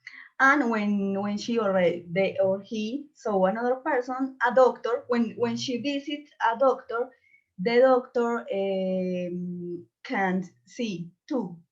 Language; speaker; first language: English; non-native, learner; Spanish